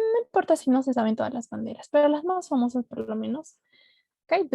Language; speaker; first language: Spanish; native; Spanish